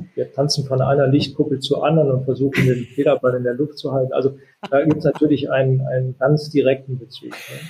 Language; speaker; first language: German; native; German